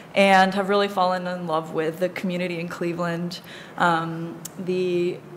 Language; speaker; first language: English; native; English